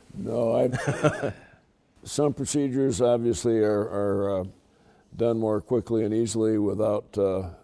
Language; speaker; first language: English; native; English